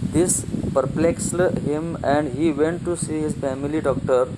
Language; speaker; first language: English; non-native, local second language; Marathi